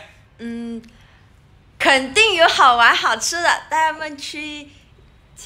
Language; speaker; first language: Chinese; non-native, fluent; Vietnamese